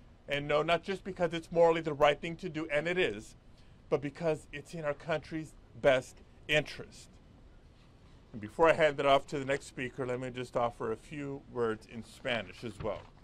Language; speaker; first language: English; early bilingual, other home language; Spanish